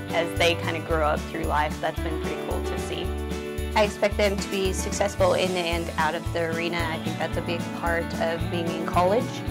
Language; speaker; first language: English; native; English